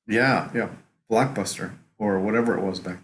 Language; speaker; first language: English; native; English